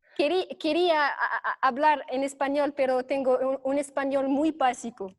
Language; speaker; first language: Spanish; non-native, learner; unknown